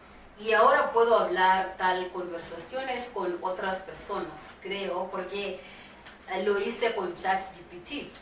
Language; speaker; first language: Spanish; non-native, fluent; Swahili